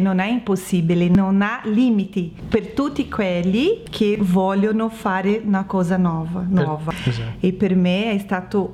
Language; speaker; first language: Italian; non-native, learner; Portuguese